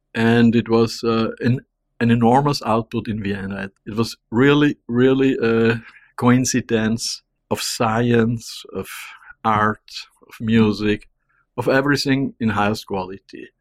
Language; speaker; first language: English; non-native, fluent; German